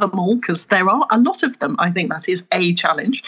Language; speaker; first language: English; native; English